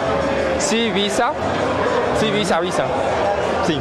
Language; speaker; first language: Spanish; non-native, learner; Japanese